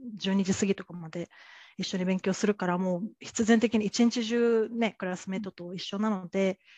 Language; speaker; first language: Japanese; native; Japanese